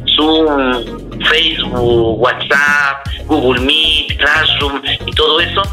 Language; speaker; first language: Spanish; non-native, local second language; Nahuatl languages